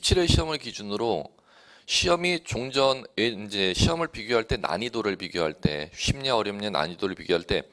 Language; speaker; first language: Korean; native; Korean